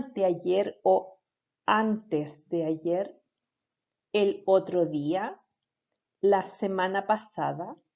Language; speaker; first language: Spanish; non-native, fluent; English